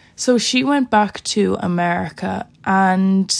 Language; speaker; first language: English; native; English